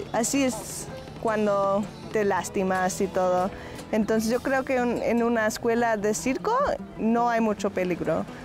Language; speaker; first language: Spanish; early bilingual, heritage; Spanish